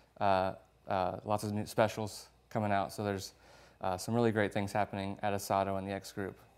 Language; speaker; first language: English; native; English